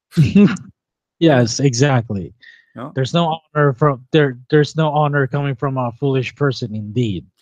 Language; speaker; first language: English; non-native, local second language; Filipino